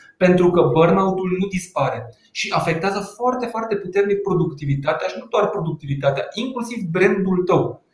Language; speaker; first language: Romanian; non-native, local second language; Hungarian